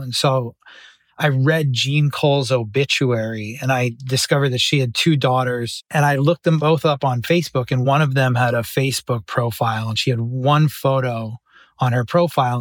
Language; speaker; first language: English; native; English